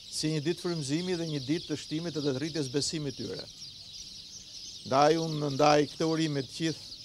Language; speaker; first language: Albanian; native; Albanian